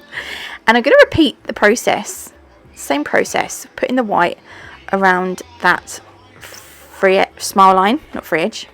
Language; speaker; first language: English; native; English